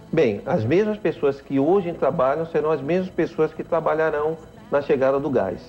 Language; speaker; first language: Portuguese; native; Portuguese